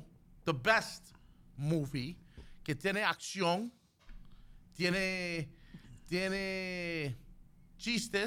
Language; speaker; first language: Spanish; early bilingual, heritage; Spanish